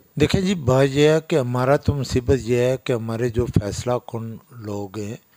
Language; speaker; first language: Urdu; non-native, local second language; Pahari-Potwari